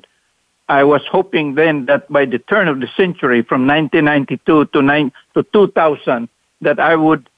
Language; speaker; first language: English; non-native, local second language; Cebuano